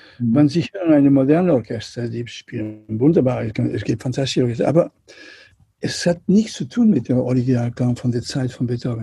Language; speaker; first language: German; non-native, learner; Catalan